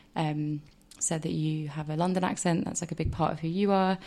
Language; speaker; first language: English; native; English